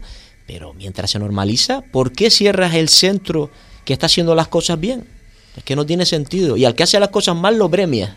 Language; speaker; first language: Spanish; native; Spanish